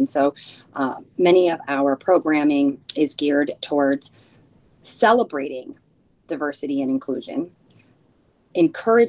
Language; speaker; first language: English; early bilingual, other home language; Spanish